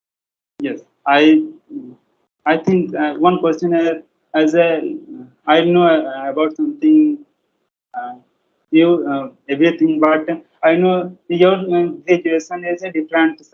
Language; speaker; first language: English; non-native, learner; Hindi